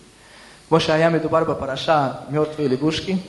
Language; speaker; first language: Hebrew; early bilingual, other home language; Russian